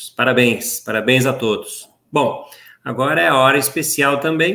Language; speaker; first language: Portuguese; native; Portuguese